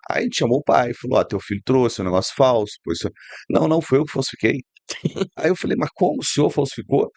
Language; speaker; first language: Portuguese; native; Portuguese